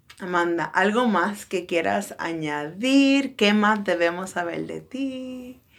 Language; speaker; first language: Spanish; early bilingual, heritage; Spanish